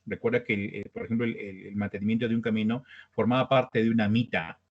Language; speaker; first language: Spanish; native; Spanish